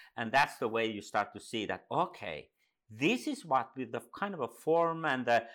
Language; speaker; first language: English; non-native, fluent; Finnish